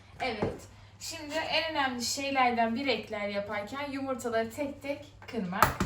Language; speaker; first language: Turkish; native; Turkish